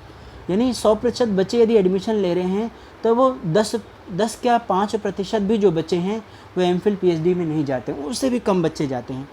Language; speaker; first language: Hindi; native; Hindi